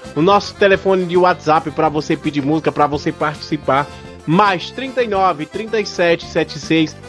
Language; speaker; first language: Portuguese; native; Portuguese